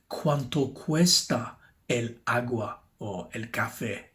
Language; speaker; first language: Spanish; non-native, fluent; English